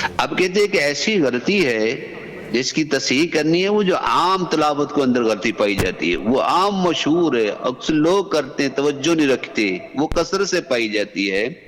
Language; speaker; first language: Urdu; non-native, local second language; Punjabi